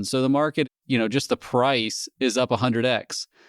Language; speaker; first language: English; native; English